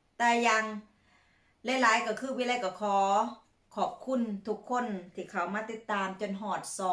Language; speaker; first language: Thai; native; Thai